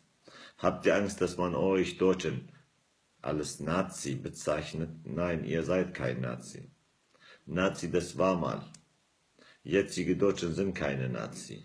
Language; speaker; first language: German; non-native, fluent; Kurdish